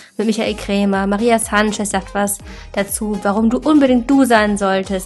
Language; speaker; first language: German; native; German